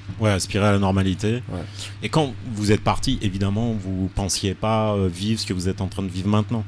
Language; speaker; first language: French; native; French